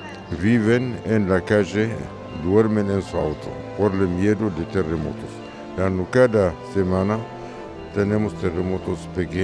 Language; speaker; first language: Spanish; non-native, learner; Arabic